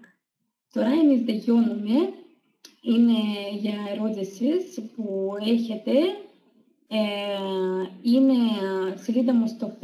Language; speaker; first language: Greek; non-native, fluent; Russian